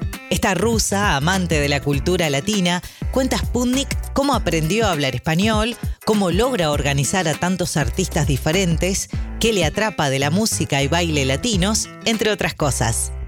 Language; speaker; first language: Spanish; native; Spanish